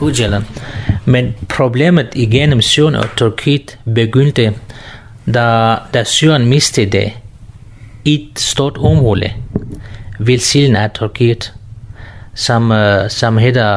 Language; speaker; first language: Danish; non-native, learner; Kurdish